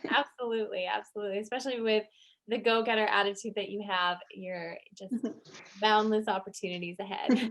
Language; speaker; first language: English; native; English